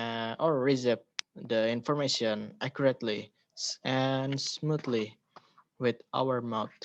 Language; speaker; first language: English; non-native, learner; Indonesian